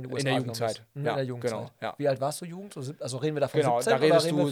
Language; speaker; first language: German; native; German